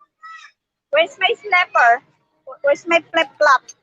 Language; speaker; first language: English; non-native, learner; Filipino